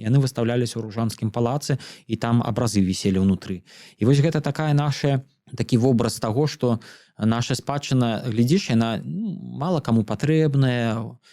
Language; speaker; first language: Belarusian; non-native, local second language; Russian